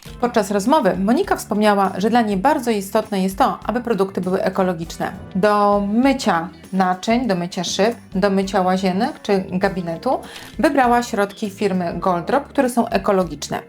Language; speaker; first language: Polish; native; Polish